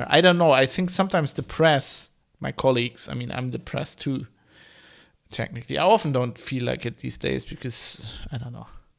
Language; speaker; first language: English; non-native, fluent; German